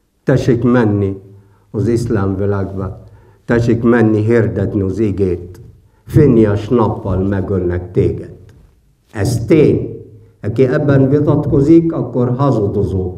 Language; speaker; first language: Hungarian; non-native, fluent; Arabic